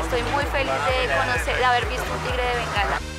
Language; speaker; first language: Spanish; native; Spanish